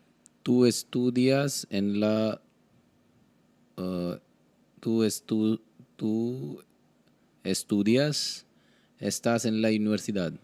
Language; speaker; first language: Spanish; non-native, learner; Hindi